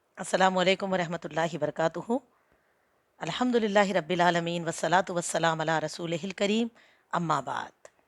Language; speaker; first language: Urdu; native; Urdu